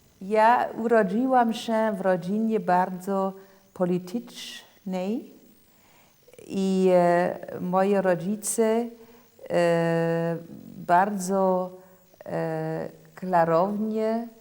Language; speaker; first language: Polish; non-native, fluent; German